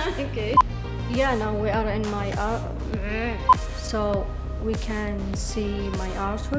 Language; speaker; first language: English; non-native, learner; Arabic